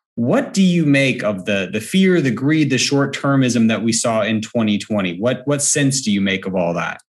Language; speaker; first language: English; native; English